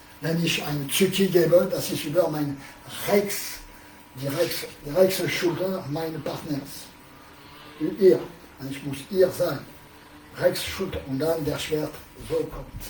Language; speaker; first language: German; non-native, learner; French